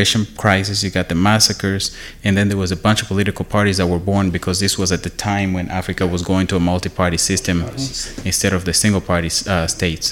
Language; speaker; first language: English; non-native, local second language; Kinyarwanda